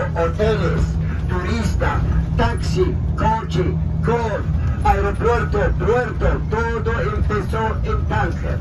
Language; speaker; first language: Spanish; non-native, fluent; Arabic